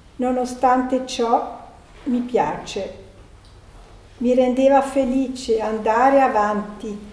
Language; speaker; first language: Italian; non-native, fluent; German